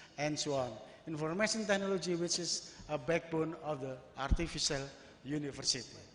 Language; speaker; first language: English; non-native, learner; Indonesian